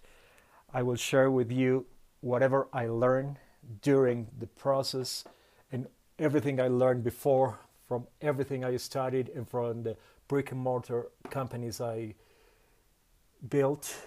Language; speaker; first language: English; non-native, fluent; Spanish